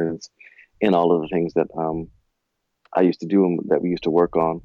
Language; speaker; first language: English; native; English